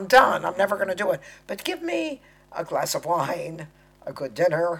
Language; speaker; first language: English; native; English